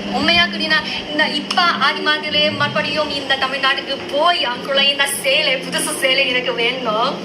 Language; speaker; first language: Tamil; non-native, fluent; Chinese